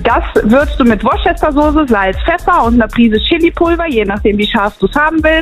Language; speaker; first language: German; native; German